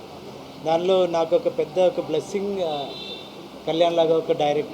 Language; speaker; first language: Telugu; non-native, fluent; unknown